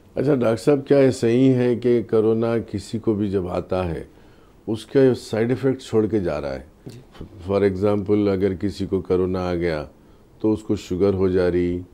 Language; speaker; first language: Urdu; native; Urdu